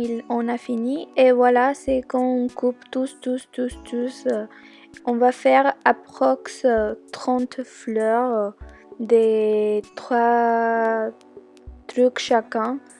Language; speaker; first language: French; non-native, learner; Spanish